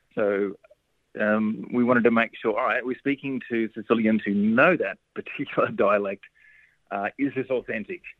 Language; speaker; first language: English; native; English